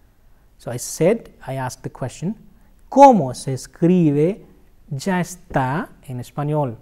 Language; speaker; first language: Spanish; non-native, fluent; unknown